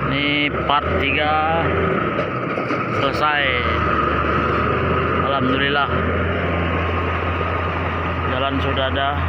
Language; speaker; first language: Indonesian; native; Indonesian